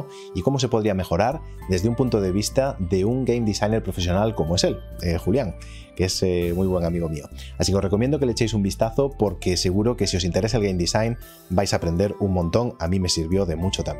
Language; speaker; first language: Spanish; native; Spanish